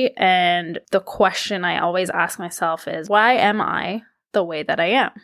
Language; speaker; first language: English; native; English